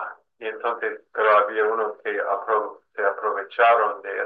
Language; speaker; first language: Spanish; non-native, fluent; English